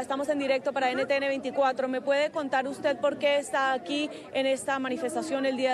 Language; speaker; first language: Spanish; native; Spanish